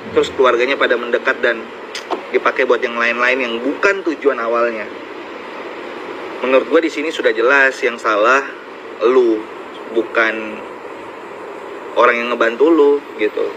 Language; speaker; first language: Indonesian; native; Indonesian